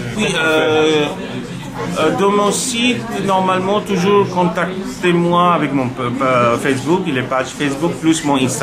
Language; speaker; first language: French; non-native, learner; Bangla